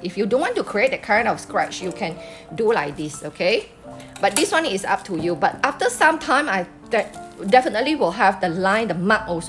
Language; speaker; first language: English; non-native, local second language; Chinese